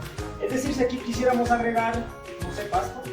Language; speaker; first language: Spanish; native; Spanish